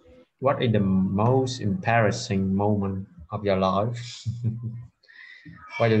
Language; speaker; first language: English; non-native, fluent; Vietnamese